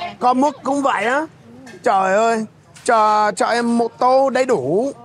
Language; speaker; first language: Vietnamese; non-native, fluent; English